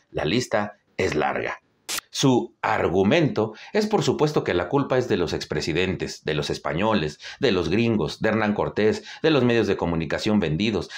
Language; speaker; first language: Spanish; native; Spanish